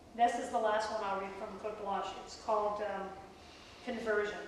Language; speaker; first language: English; native; English